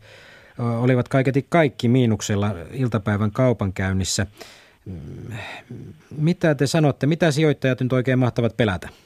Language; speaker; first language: Finnish; native; Finnish